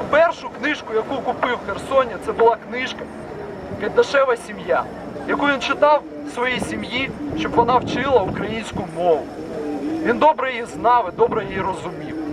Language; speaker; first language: Ukrainian; non-native, local second language; Russian